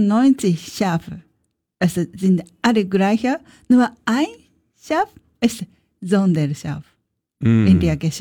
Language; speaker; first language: German; non-native, learner; Japanese